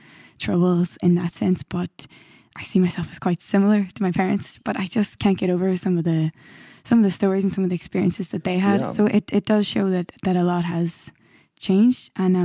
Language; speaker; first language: English; native; English